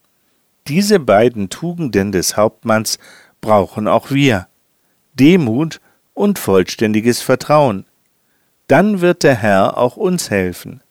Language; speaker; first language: German; native; German